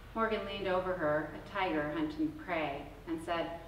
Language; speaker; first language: English; native; English